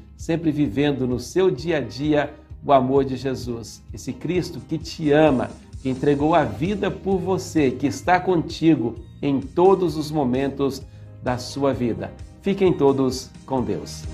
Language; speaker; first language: Portuguese; native; Portuguese